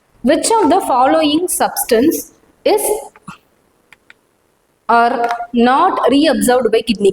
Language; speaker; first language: English; non-native, local second language; Tamil